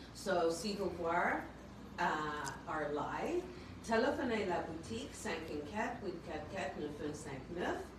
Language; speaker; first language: French; non-native, fluent; English